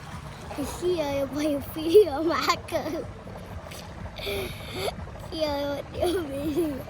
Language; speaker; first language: Dutch; early bilingual, other home language; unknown